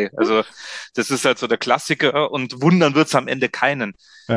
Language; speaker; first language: German; native; German